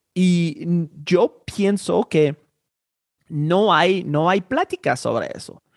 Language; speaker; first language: Spanish; non-native, fluent; Haitian Creole